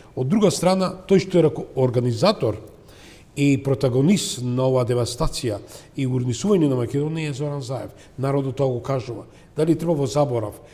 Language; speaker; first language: Macedonian; non-native, local second language; Serbian